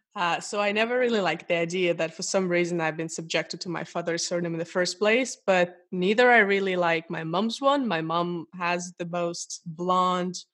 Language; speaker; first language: English; non-native, fluent; Russian